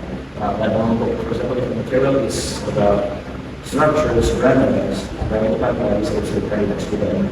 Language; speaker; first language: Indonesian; native; Indonesian